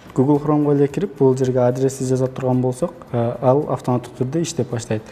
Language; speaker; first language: Kyrgyz; early bilingual, heritage; Kyrgyz